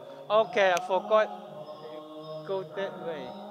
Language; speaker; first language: English; non-native, learner; Chinese